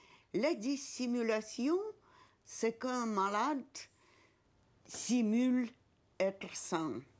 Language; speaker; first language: French; non-native, fluent; Russian